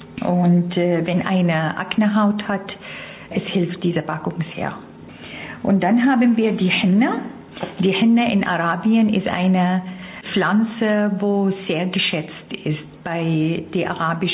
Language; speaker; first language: German; non-native, fluent; Arabic